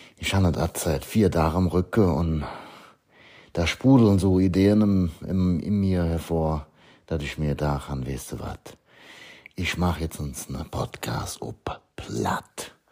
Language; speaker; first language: German; native; German